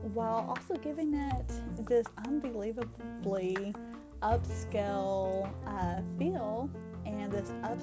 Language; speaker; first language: English; native; English